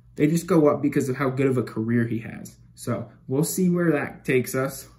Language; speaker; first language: English; native; English